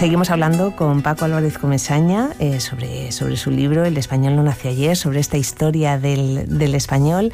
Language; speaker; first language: Spanish; native; Spanish